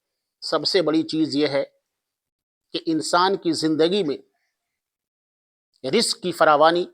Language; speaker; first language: Urdu; native; Urdu